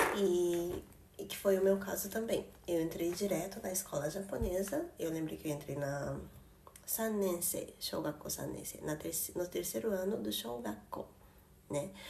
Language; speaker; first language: Portuguese; early bilingual, heritage; Portuguese